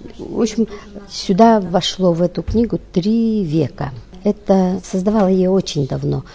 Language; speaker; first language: Russian; non-native, local second language; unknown